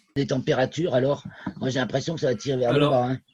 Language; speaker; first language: French; native; French